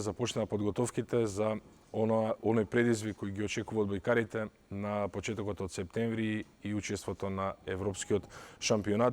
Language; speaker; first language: Macedonian; native; Macedonian